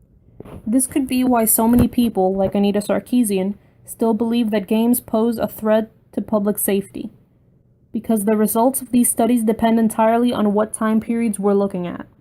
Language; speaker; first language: English; native; English